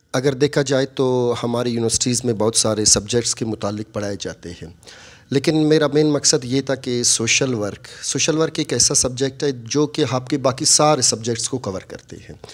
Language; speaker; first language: Urdu; non-native, local second language; Baluchi